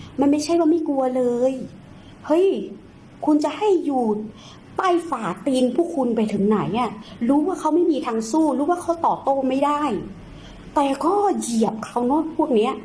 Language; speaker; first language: Thai; non-native, fluent; Burmese